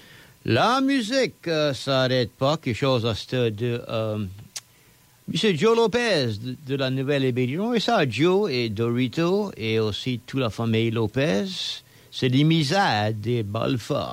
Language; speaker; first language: French; native; French